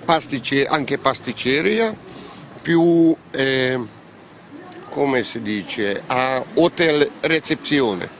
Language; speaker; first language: Italian; non-native, learner; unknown